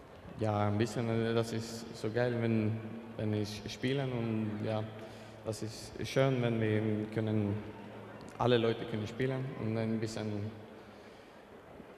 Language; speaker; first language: German; non-native, learner; Swedish